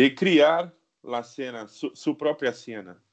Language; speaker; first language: Spanish; non-native, learner; Portuguese